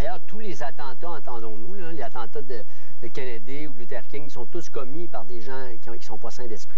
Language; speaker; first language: French; native; French